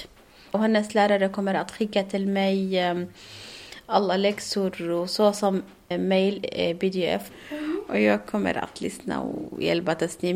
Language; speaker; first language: Swedish; non-native, learner; Arabic